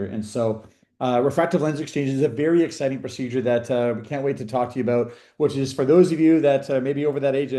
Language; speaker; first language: English; native; English